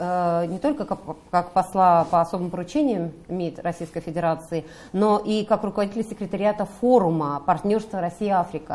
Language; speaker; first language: Russian; native; Russian